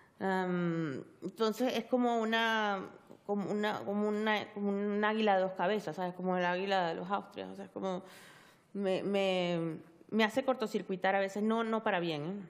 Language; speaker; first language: Spanish; native; Spanish